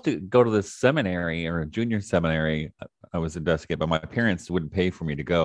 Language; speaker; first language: English; native; English